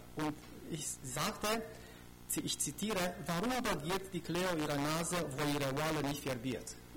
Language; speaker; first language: German; non-native, fluent; Romanian